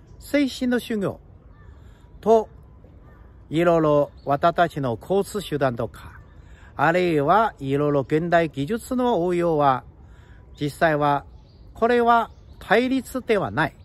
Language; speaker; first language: Japanese; non-native, fluent; Chinese